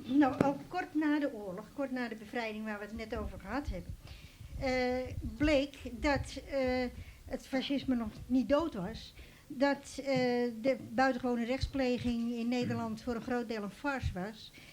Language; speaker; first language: Dutch; native; Dutch